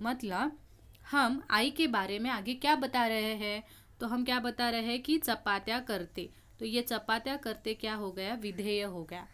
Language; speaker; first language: Hindi; non-native, local second language; Marathi